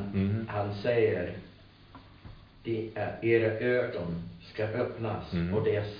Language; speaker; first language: Swedish; non-native, fluent; English